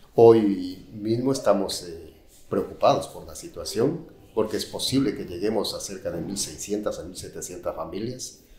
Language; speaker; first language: Spanish; native; Spanish